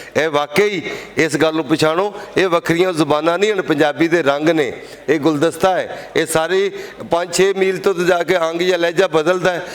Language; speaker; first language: Punjabi; native; Punjabi